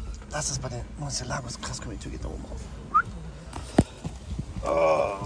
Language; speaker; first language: German; native; German